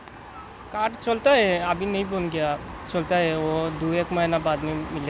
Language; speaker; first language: Hindi; non-native, learner; Bangla